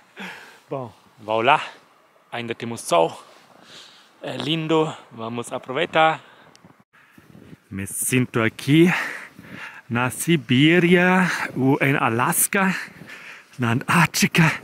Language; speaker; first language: Portuguese; non-native, fluent; German